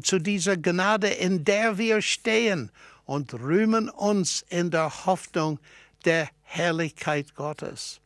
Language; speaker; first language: German; non-native, fluent; English